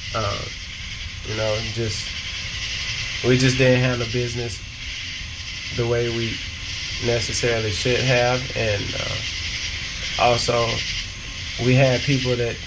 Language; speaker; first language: English; native; English